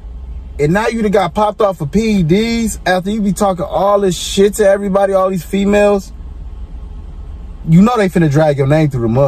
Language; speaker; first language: English; native; English